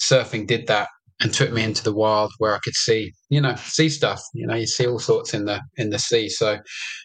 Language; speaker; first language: English; native; English